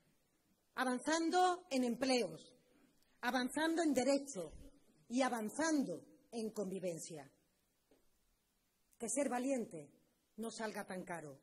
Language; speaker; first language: Spanish; native; Spanish